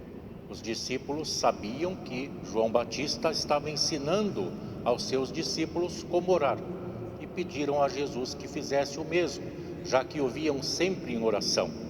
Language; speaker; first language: Portuguese; native; Portuguese